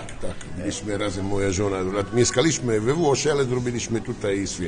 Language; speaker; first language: Polish; non-native, learner; Italian